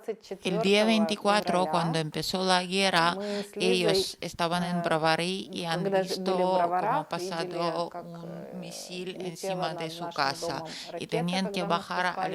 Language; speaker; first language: Spanish; non-native, fluent; Ukrainian